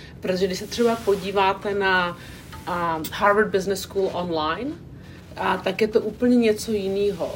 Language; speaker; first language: Czech; non-native, local second language; English